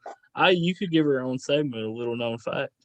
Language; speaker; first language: English; native; English